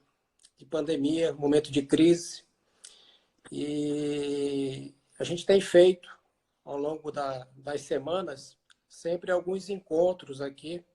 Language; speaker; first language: Portuguese; native; Portuguese